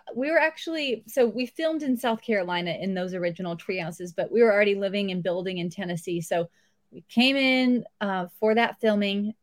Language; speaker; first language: English; native; English